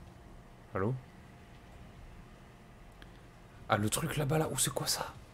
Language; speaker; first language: French; native; French